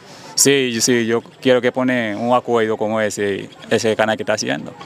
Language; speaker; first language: Spanish; non-native, fluent; Haitian Creole